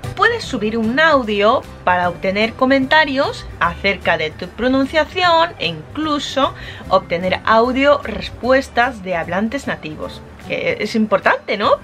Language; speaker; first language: Spanish; non-native, fluent; Japanese